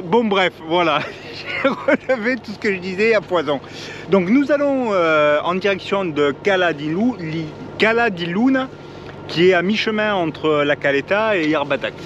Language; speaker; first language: French; native; French